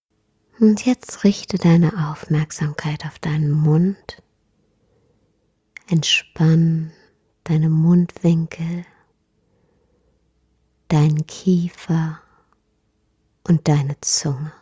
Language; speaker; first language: German; native; German